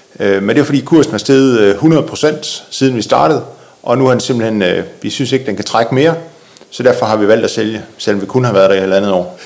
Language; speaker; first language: Danish; native; Danish